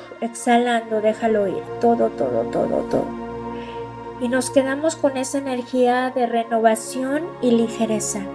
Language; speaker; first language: Spanish; native; Spanish